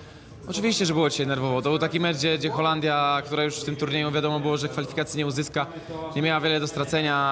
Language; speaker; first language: Polish; native; Polish